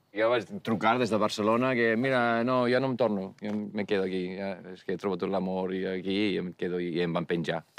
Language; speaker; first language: Catalan; non-native, fluent; Icelandic